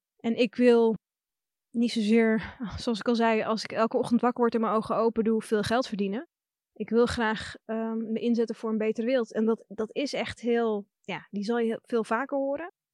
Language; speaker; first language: Dutch; early bilingual, other home language; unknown